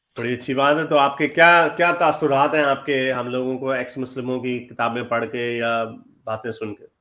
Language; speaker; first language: Urdu; native; Urdu